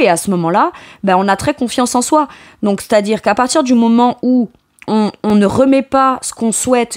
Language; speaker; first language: French; native; French